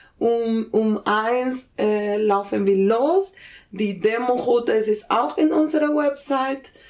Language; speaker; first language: German; non-native, fluent; Spanish